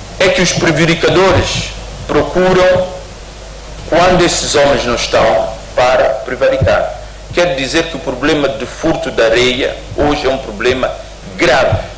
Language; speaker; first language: Portuguese; native; Portuguese